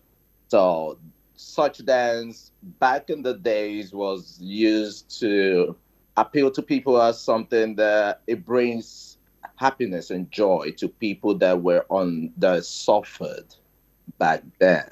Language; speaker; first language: English; non-native, local second language; Igbo